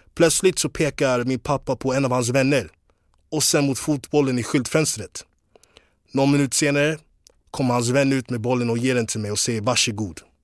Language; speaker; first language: Swedish; early bilingual, other home language; English